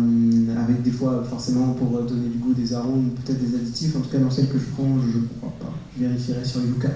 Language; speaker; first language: French; native; French